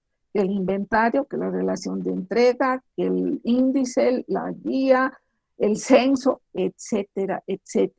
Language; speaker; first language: Spanish; native; Spanish